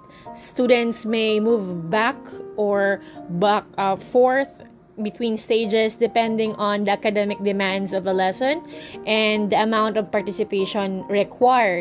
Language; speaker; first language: English; non-native, local second language; Filipino